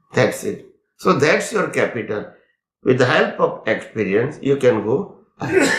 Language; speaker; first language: English; non-native, local second language; Gujarati